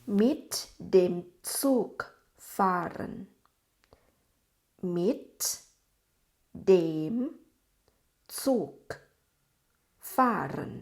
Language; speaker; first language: German; non-native, fluent; Thai